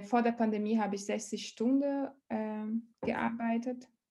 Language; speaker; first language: German; non-native, learner; Portuguese